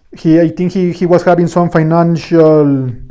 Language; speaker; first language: English; non-native, fluent; Spanish